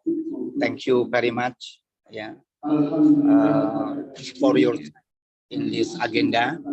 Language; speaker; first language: English; non-native, learner; Indonesian